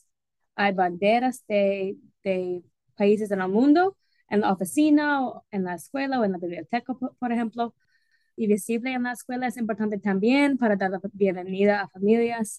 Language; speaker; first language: Spanish; non-native, fluent; English